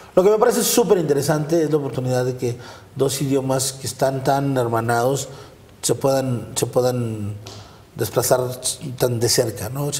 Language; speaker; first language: Spanish; native; Spanish